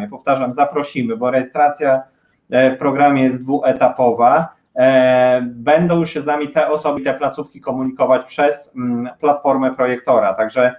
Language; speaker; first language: Polish; native; Polish